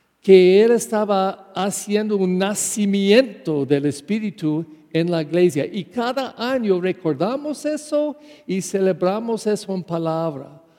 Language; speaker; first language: Spanish; non-native, fluent; English